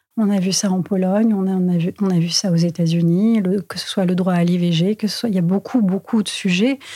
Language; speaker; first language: French; native; French